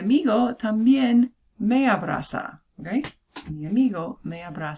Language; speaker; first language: Spanish; non-native, fluent; English